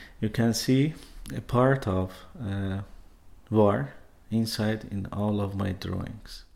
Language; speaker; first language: English; non-native, fluent; Persian